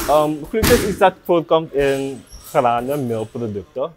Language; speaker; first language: Dutch; native; Dutch